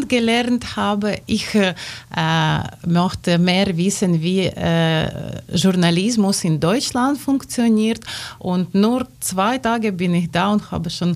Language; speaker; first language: German; non-native, fluent; Ukrainian